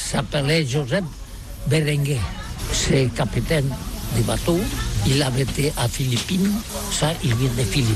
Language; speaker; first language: French; non-native, learner; Catalan